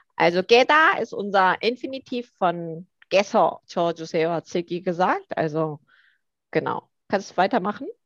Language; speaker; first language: German; early bilingual, other home language; Korean